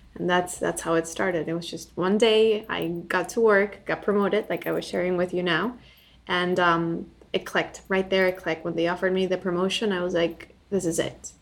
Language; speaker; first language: English; non-native, fluent; Spanish